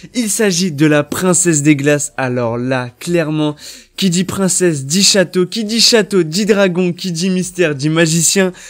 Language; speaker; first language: French; native; French